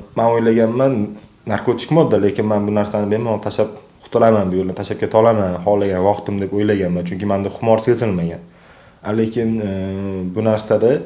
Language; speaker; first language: Uzbek; native; Uzbek